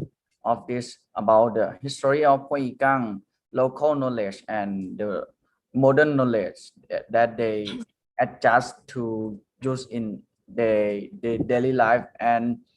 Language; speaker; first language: English; non-native, learner; Thai